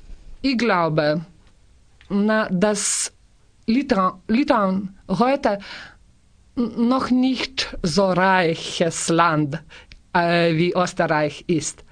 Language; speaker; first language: German; non-native, learner; Lithuanian